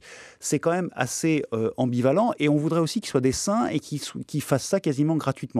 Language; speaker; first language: French; native; French